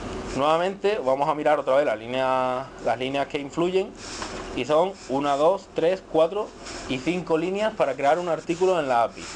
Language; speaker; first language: Spanish; native; Spanish